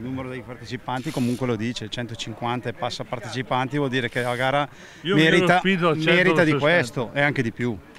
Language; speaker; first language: Italian; native; Italian